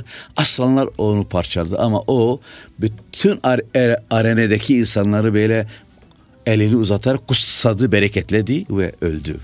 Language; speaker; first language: Turkish; non-native, local second language; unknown